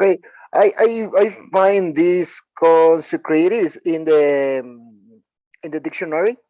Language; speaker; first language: English; non-native, learner; Spanish